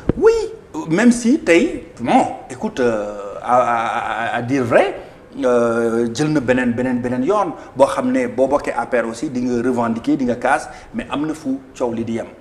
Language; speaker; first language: Wolof; non-native, local second language; Fula